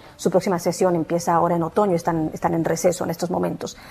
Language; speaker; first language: Spanish; native; Spanish